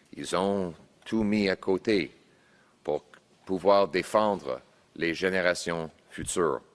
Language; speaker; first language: French; non-native, local second language; English